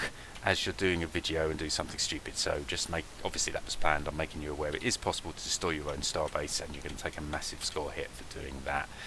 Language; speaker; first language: English; native; English